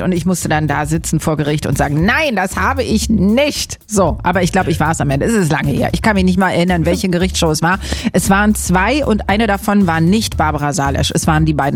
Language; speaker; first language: German; native; German